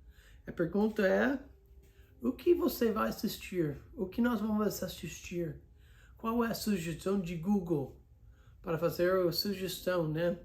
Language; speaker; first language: Portuguese; non-native, fluent; English